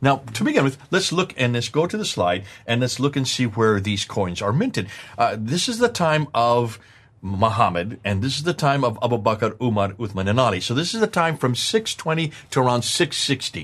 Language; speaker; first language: English; native; English